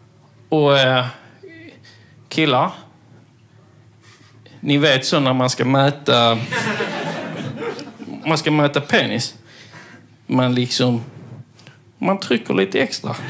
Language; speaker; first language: Swedish; native; Swedish